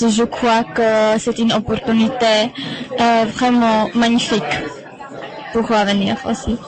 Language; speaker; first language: French; non-native, fluent; Czech